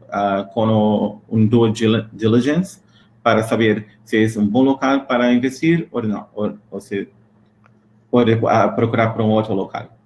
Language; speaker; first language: Spanish; non-native, learner; Portuguese